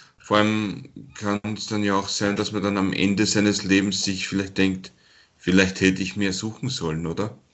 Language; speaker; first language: German; native; German